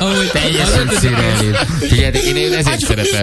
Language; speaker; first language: Hungarian; native; Hungarian